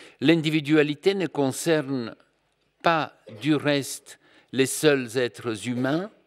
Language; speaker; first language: French; non-native, fluent; Bulgarian